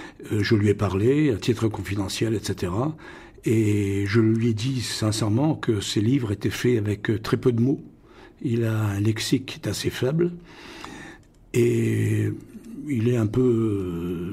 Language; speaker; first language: French; non-native, local second language; Russian